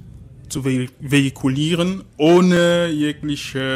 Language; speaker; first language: German; non-native, fluent; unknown